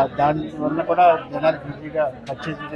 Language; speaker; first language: Telugu; native; Telugu